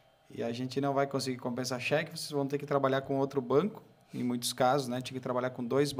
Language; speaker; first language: Portuguese; native; Portuguese